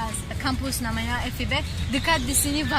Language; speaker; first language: Indonesian; non-native, learner; Tajik